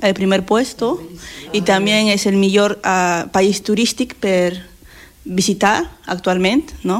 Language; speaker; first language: Catalan; non-native, learner; Spanish